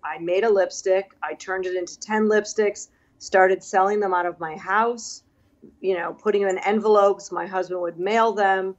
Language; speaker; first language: English; native; English